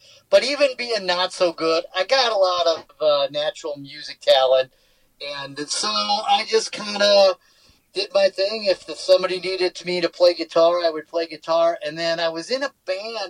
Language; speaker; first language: English; native; English